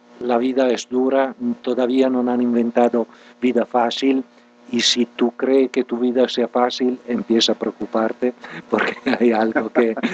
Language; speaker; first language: Spanish; non-native, fluent; Italian